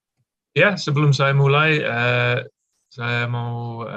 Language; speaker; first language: Indonesian; non-native, fluent; English